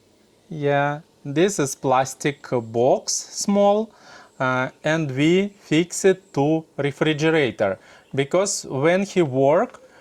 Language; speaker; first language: English; non-native, learner; Russian